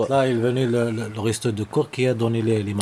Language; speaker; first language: French; non-native, learner; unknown